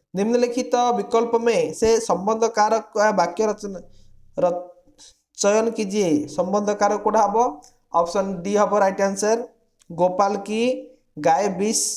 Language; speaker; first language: Hindi; non-native, local second language; Odia